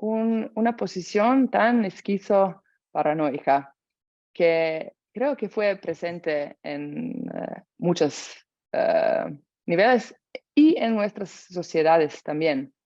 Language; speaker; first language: Spanish; non-native, fluent; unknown